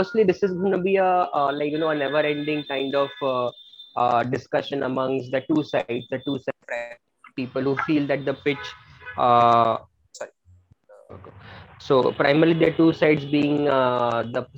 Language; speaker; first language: English; non-native, local second language; Marathi